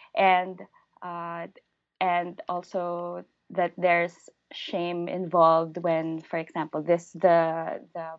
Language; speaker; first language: English; native; English